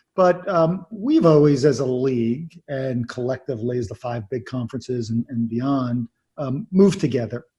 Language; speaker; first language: English; native; English